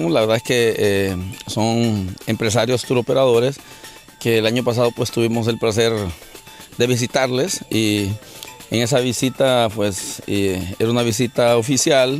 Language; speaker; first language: Spanish; native; Spanish